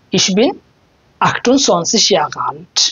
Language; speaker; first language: German; non-native, learner; Bangla